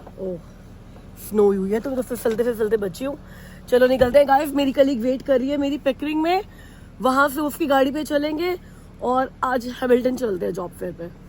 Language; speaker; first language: Hindi; native; Hindi